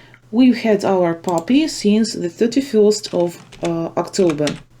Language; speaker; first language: English; non-native, fluent; Ukrainian